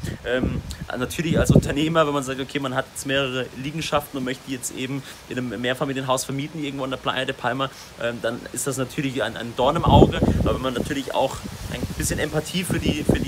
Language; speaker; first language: German; native; German